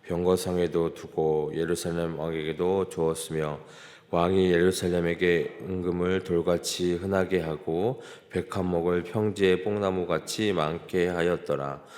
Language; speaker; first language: Korean; native; Korean